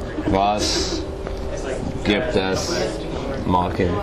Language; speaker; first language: German; non-native, learner; English